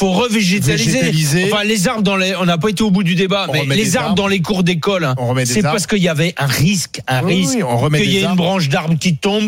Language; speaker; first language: French; native; French